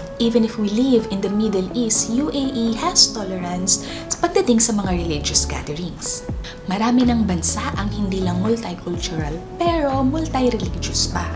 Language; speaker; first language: Filipino; native; Filipino